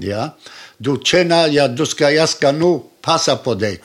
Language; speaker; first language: Swedish; non-native, learner; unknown